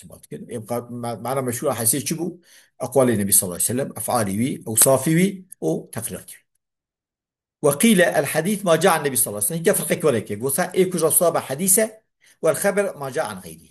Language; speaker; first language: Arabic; non-native, learner; Kurdish